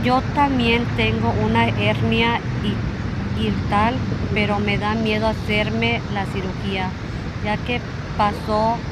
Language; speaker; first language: Spanish; early bilingual, heritage; Spanish